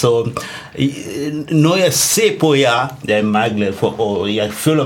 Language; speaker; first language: Danish; non-native, fluent; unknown